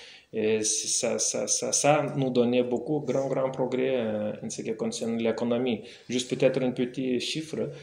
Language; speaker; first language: French; non-native, fluent; Lithuanian